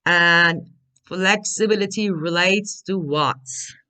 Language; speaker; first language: English; non-native, fluent; Turkish